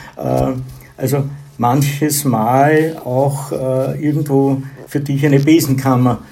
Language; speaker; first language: German; native; German